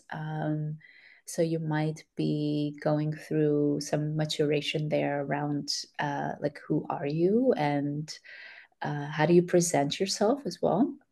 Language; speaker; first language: English; early bilingual, other home language; Macedonian